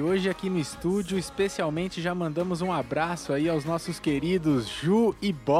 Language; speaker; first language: Portuguese; native; Portuguese